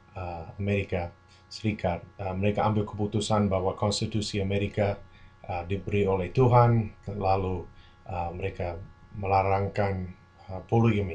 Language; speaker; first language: Indonesian; non-native, fluent; English